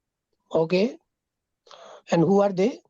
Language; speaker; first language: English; non-native, fluent; Bangla